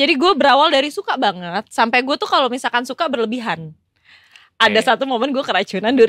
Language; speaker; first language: Indonesian; native; Indonesian